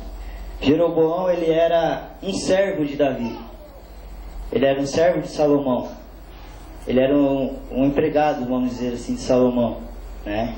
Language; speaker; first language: Portuguese; native; Portuguese